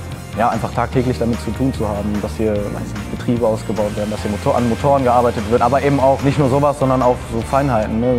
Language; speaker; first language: German; native; German